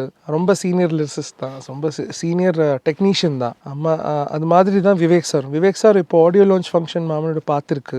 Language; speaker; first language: Tamil; non-native, learner; Malayalam